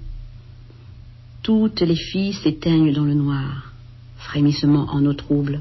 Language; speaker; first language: French; native; French